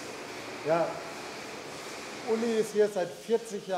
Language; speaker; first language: German; native; German